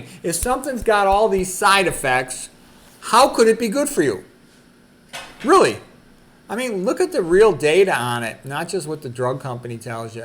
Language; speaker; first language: English; native; English